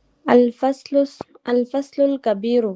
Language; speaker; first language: Arabic; non-native, learner; Bangla